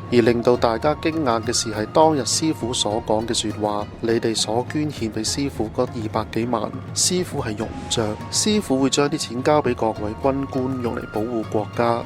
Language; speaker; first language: Cantonese; non-native, fluent; Thai